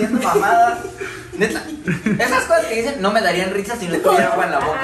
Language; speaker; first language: Spanish; native; Spanish